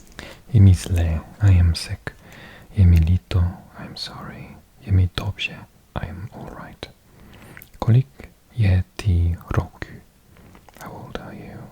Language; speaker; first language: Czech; non-native, learner; English